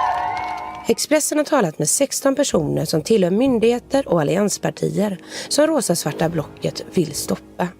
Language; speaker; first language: Swedish; native; Swedish